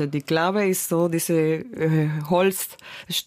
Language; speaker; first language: German; non-native, learner; Spanish